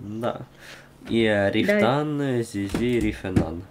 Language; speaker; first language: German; non-native, learner; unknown